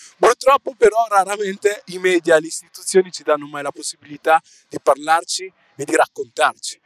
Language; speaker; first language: Italian; early bilingual, other home language; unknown